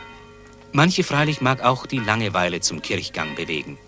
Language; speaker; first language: German; native; German